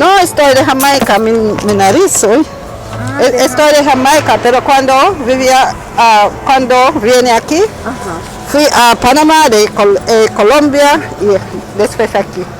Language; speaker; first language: Spanish; non-native, learner; English